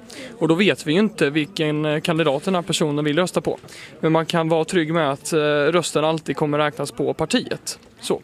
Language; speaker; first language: Swedish; native; Swedish